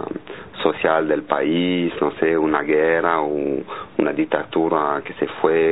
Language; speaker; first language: Spanish; non-native, fluent; French